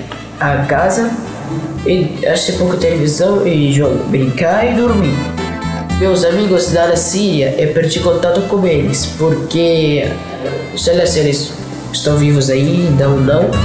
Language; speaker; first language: Portuguese; early bilingual, other home language; Arabic